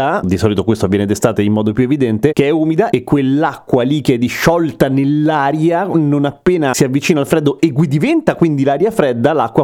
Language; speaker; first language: Italian; native; Italian